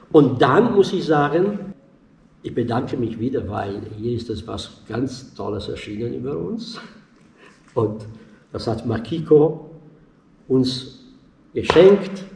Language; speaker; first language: German; non-native, fluent; Italian